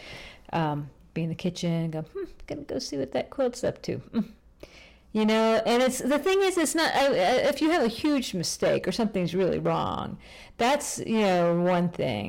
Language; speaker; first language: English; native; English